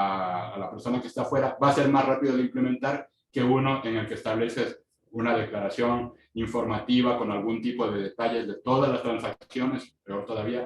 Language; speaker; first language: Spanish; native; Spanish